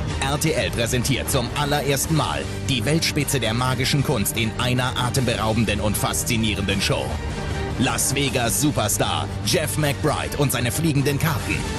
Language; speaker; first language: German; native; German